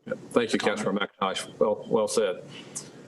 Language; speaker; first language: English; native; English